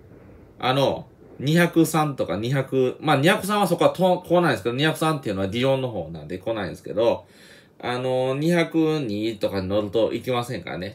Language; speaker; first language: Japanese; native; Japanese